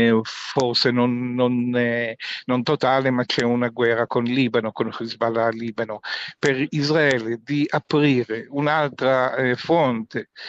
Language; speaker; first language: Italian; non-native, fluent; Hebrew